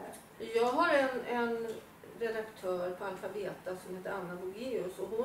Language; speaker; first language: Swedish; native; Swedish